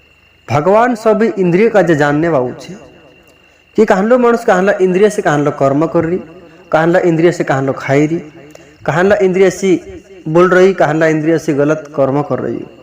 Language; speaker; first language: Hindi; non-native, local second language; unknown